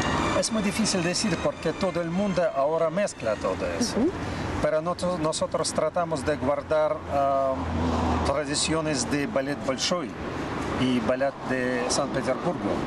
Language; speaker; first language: Spanish; non-native, learner; Russian